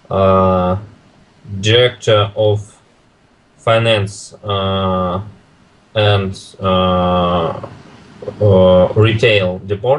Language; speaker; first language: English; non-native, learner; Russian